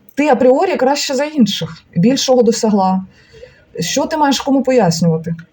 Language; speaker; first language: Ukrainian; non-native, local second language; Russian